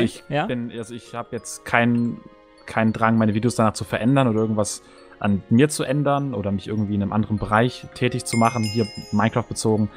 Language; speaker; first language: German; native; German